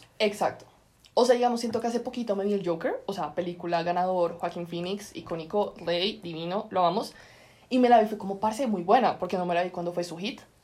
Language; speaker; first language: Spanish; native; Spanish